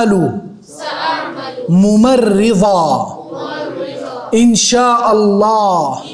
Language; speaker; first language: Arabic; non-native, fluent; Urdu